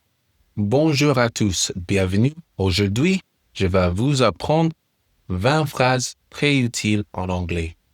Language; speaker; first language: French; non-native, learner; English